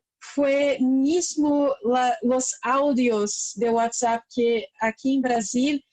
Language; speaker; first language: Spanish; non-native, learner; Portuguese